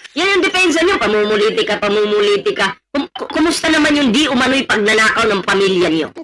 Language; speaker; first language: Filipino; non-native, local second language; Cebuano